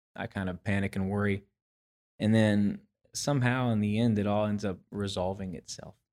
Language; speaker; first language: English; native; English